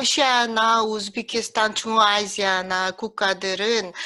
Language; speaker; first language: Korean; early bilingual, heritage; Russian